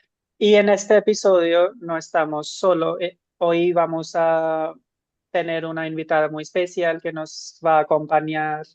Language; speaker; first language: Spanish; non-native, fluent; Hindi